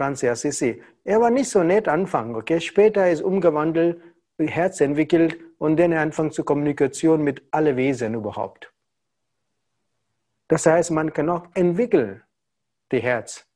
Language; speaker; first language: German; non-native, learner; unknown